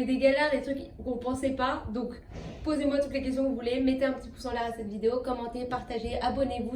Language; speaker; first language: French; native; French